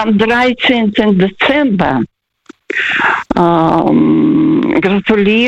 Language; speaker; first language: German; non-native, fluent; Russian